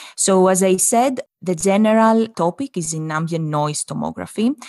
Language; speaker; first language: English; non-native, fluent; Greek